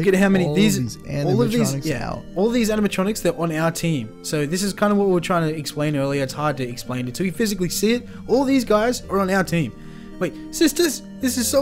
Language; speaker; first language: English; native; English